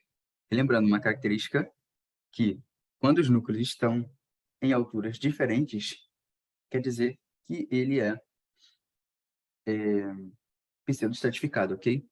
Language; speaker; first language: Portuguese; native; Portuguese